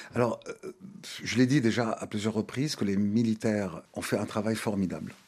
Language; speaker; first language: French; non-native, local second language; Arabic